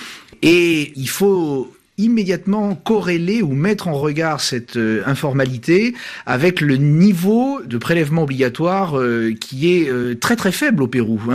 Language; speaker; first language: French; native; French